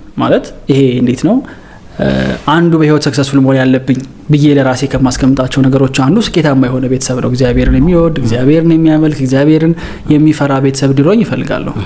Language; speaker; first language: Amharic; native; Amharic